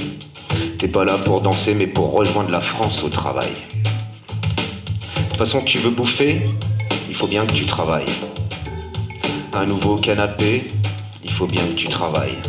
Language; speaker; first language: French; native; French